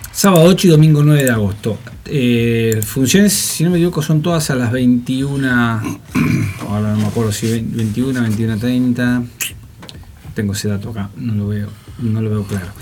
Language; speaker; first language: Spanish; native; Spanish